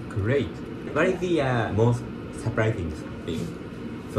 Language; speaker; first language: English; non-native, learner; Japanese